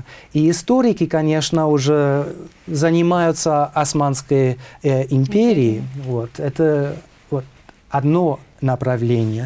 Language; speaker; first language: Russian; non-native, fluent; German